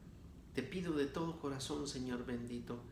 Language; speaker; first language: Spanish; native; Spanish